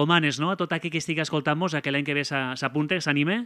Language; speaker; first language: Catalan; native; Catalan